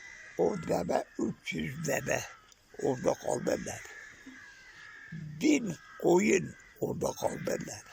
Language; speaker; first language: Turkish; non-native, local second language; Kurdish